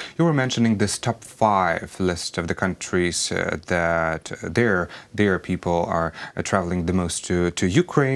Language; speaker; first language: English; non-native, fluent; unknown